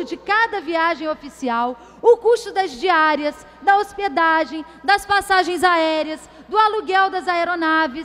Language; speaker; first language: Portuguese; native; Portuguese